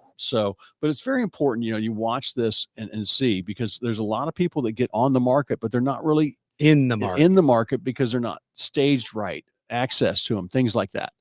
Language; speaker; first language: English; native; English